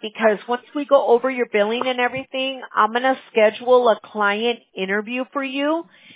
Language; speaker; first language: English; early bilingual, other home language; Spanish